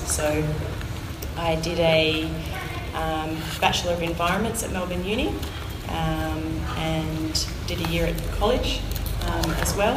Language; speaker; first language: English; native; English